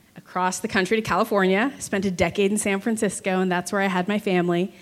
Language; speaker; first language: English; native; English